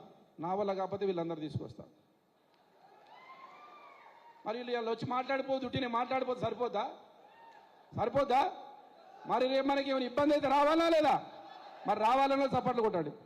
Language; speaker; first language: Telugu; native; Telugu